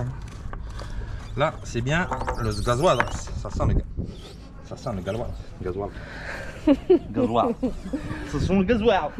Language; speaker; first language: French; native; French